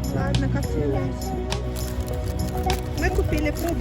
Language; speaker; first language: Russian; native; Russian